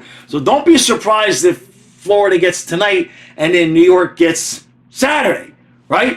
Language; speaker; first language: English; native; English